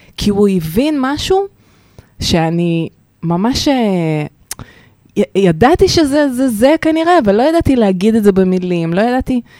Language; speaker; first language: Hebrew; early bilingual, other home language; Russian